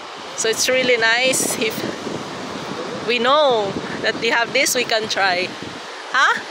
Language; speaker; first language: English; non-native, local second language; Filipino